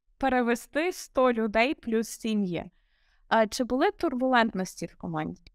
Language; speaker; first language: Ukrainian; native; Ukrainian